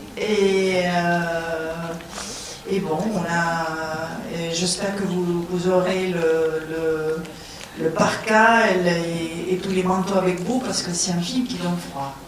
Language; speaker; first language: French; non-native, fluent; Spanish